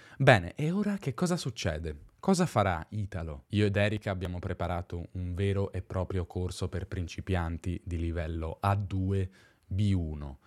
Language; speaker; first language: Italian; native; Italian